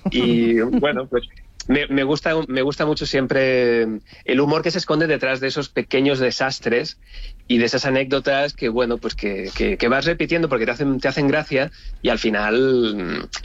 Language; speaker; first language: Spanish; native; Spanish